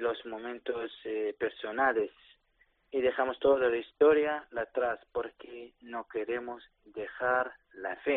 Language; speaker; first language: Spanish; non-native, learner; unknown